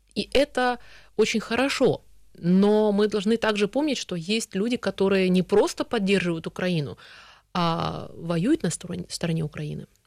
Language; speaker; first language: Russian; early bilingual, heritage; Russian